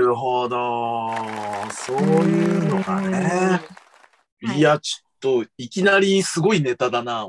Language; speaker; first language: Japanese; native; Japanese